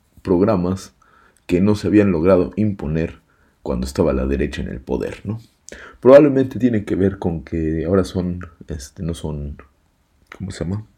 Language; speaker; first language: Spanish; native; Spanish